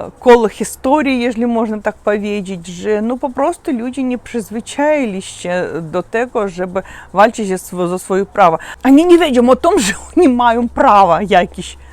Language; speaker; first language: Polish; non-native, learner; Russian